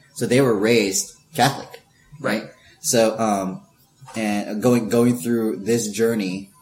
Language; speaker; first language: English; early bilingual, other home language; Filipino